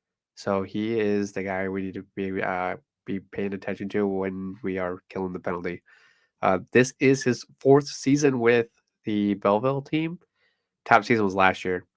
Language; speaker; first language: English; native; English